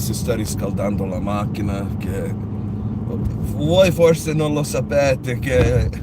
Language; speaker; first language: Italian; early bilingual, other home language; English